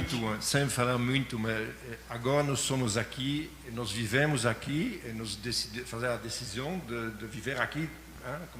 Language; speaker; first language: Portuguese; non-native, learner; French